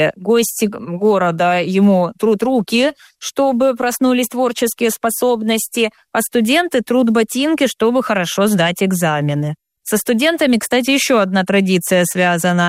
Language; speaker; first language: Russian; native; Russian